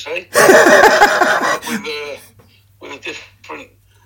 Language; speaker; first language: English; native; English